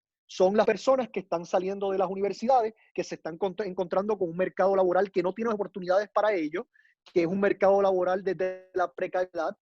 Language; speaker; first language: Spanish; native; Spanish